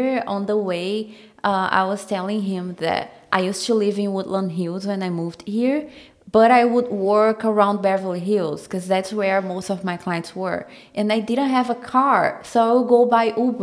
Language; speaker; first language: English; non-native, fluent; Portuguese